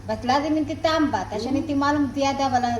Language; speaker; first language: Arabic; non-native, learner; Urdu